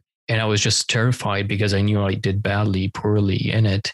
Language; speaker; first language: English; non-native, fluent; Romanian